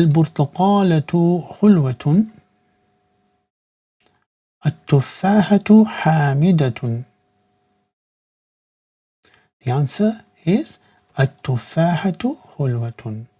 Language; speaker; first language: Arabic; non-native, fluent; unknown